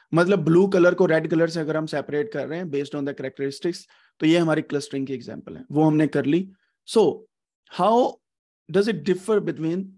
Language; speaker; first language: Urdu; non-native, local second language; Punjabi